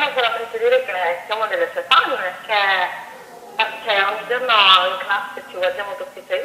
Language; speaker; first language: Italian; native; Italian